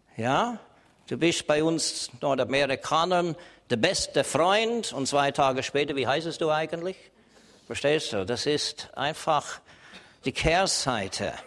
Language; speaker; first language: German; non-native, fluent; English